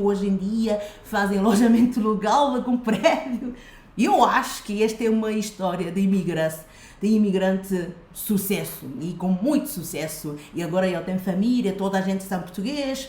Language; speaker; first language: Portuguese; non-native, fluent; Chinese